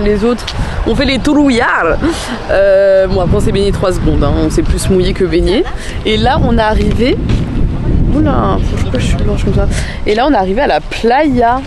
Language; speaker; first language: French; native; French